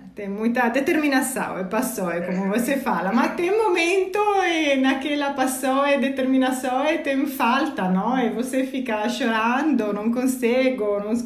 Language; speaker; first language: Portuguese; non-native, fluent; Italian